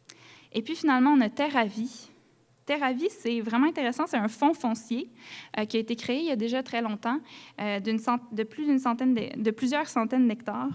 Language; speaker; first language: French; native; French